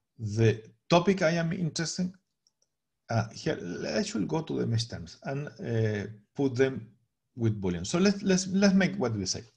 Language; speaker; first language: English; non-native, fluent; Spanish